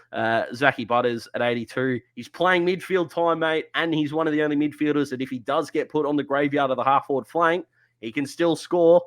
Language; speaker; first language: English; native; English